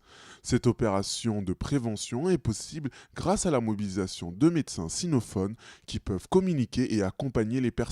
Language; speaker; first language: French; native; French